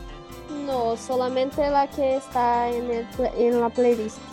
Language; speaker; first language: Spanish; non-native, learner; Portuguese